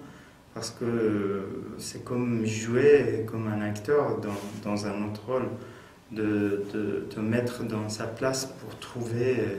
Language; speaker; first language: French; non-native, fluent; Persian